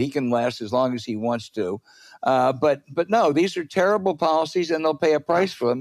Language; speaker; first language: English; native; English